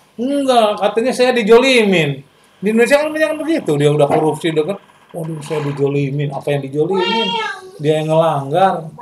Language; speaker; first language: Indonesian; native; Indonesian